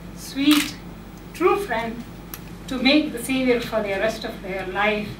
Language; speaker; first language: English; non-native, local second language; Telugu